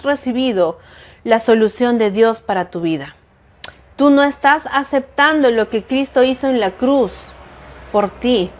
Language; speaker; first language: Spanish; native; Spanish